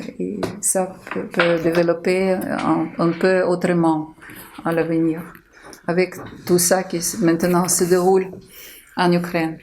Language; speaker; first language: French; non-native, fluent; Ukrainian